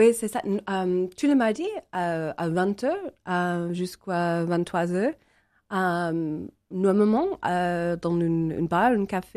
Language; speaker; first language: French; non-native, learner; English